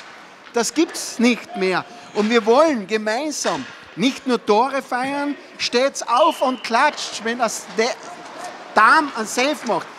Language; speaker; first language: German; native; German